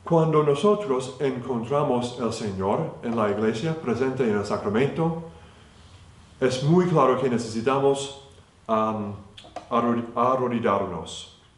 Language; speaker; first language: Spanish; non-native, fluent; English